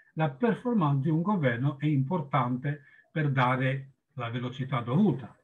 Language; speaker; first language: Italian; non-native, fluent; Albanian